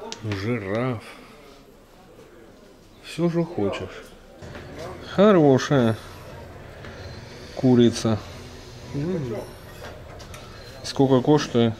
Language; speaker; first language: Russian; native; Russian